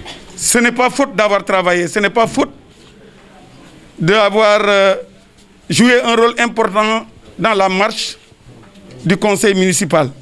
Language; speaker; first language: French; non-native, local second language; Wolof